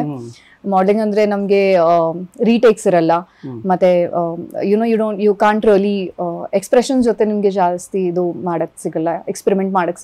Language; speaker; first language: Kannada; early bilingual, other home language; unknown